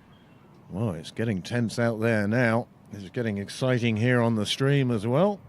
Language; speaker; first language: English; native; English